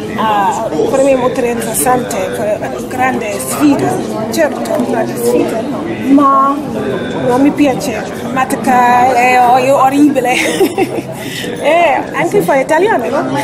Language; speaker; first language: Italian; non-native, learner; English